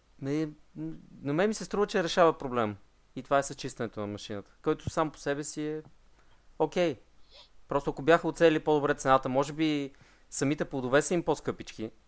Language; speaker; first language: Bulgarian; native; Bulgarian